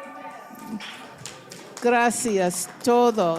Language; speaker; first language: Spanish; non-native, learner; English